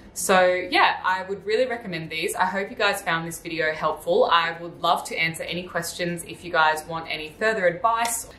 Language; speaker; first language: English; native; English